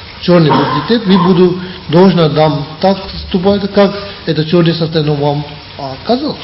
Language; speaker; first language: Russian; non-native, learner; Tibetan